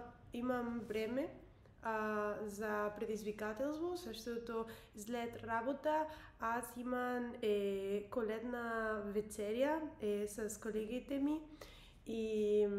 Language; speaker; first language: Bulgarian; non-native, learner; English